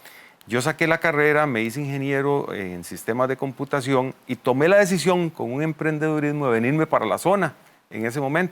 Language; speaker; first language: Spanish; native; Spanish